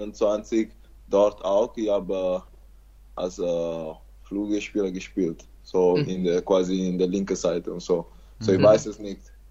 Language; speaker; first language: German; non-native, learner; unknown